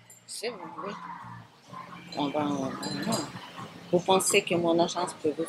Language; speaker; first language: French; non-native, fluent; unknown